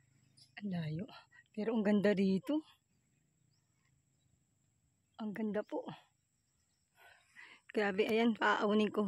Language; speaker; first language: Filipino; native; Filipino